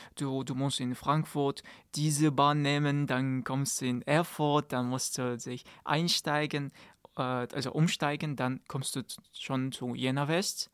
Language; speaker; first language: German; non-native, learner; Kazakh